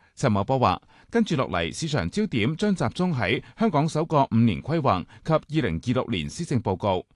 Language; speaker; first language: Chinese; non-native, local second language; Cantonese